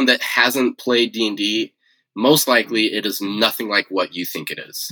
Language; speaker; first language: English; native; English